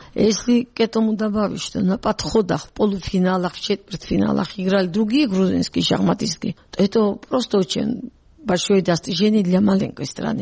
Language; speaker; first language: Russian; non-native, local second language; Georgian